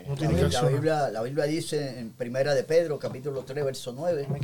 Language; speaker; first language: Spanish; native; Spanish